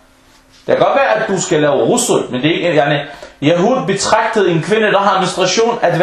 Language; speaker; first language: Danish; early bilingual, other home language; Arabic